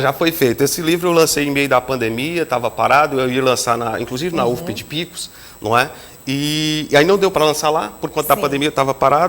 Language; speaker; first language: Portuguese; native; Portuguese